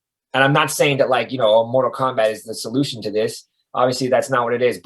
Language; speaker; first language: English; native; English